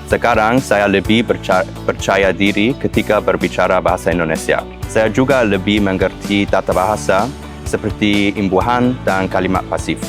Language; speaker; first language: Indonesian; non-native, learner; German